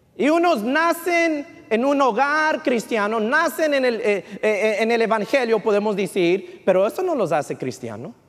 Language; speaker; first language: Spanish; early bilingual, heritage; Spanish